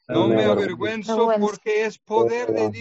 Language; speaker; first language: Spanish; non-native, fluent; English